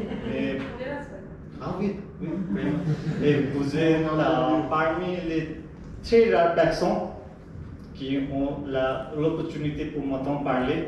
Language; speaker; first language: French; non-native, fluent; Nepali